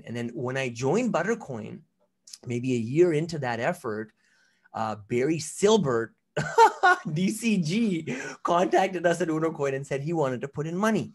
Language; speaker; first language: English; native; English